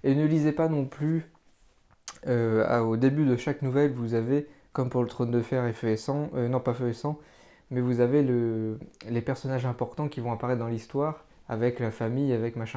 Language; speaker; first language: French; native; French